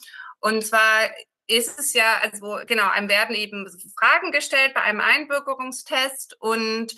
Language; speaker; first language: German; native; German